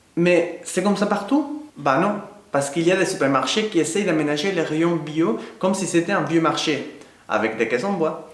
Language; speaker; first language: French; non-native, fluent; Spanish